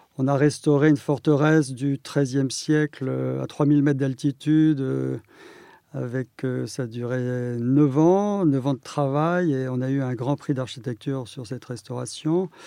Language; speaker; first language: French; native; French